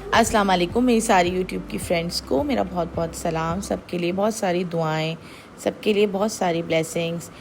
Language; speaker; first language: Urdu; native; Urdu